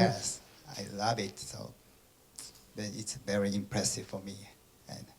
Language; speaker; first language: English; non-native, learner; Japanese